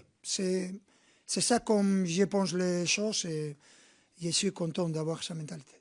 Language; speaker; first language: French; non-native, fluent; Spanish